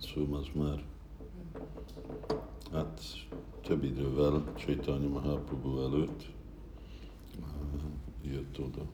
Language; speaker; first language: Hungarian; early bilingual, heritage; Hungarian